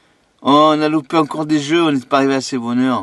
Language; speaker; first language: French; native; French